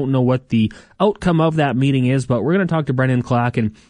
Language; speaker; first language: English; native; English